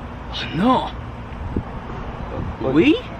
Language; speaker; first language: French; non-native, learner; English